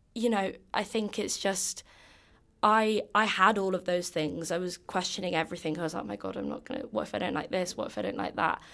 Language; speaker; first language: English; native; English